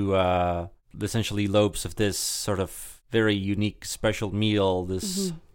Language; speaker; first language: English; early bilingual, other home language; Spanish